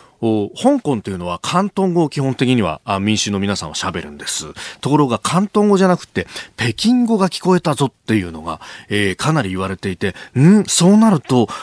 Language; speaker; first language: Japanese; native; Japanese